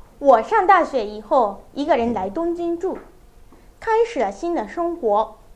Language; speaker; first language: Chinese; non-native, learner; Japanese